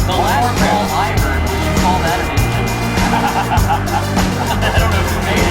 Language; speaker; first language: English; native; English